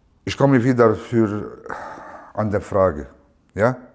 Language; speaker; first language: German; non-native, learner; Arabic